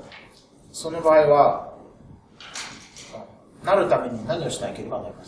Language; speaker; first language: Japanese; non-native, learner; Russian